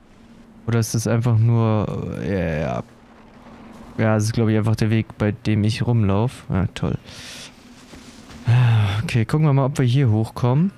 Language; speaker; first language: German; native; German